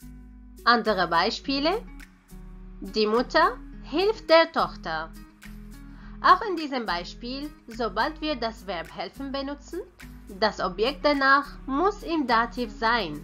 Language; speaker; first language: German; non-native, fluent; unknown